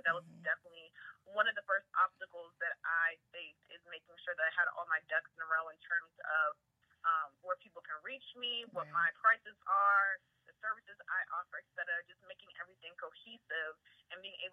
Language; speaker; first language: English; native; English